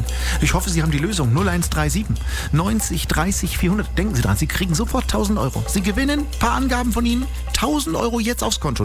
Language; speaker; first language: German; native; German